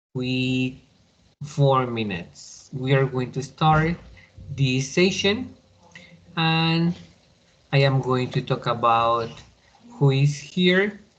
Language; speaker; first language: English; non-native, learner; Spanish